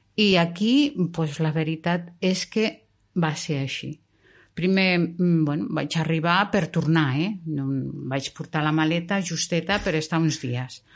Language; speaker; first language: Catalan; non-native, local second language; Spanish